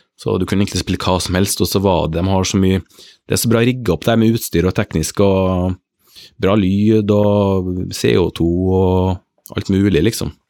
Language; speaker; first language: Norwegian; native; Norwegian